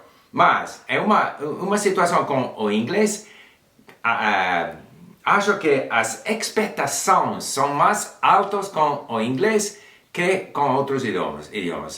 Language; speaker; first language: Portuguese; non-native, learner; English